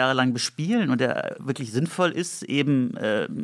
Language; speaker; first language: German; native; German